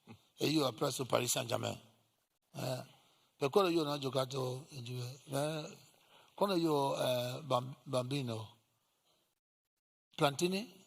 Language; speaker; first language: Italian; non-native, learner; English